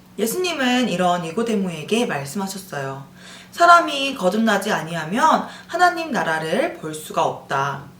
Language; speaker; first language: Korean; native; Korean